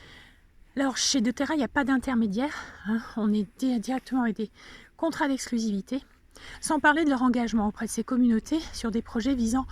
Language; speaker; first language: French; native; French